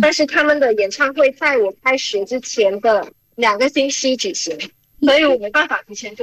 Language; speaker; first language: Chinese; early bilingual, heritage; Chinese